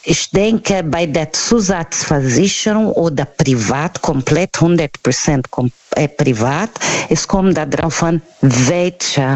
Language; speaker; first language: German; non-native, learner; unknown